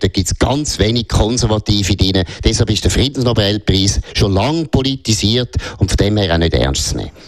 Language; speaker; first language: German; native; German